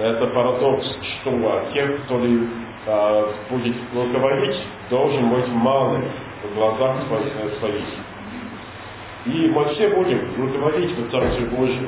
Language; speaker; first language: Russian; non-native, learner; English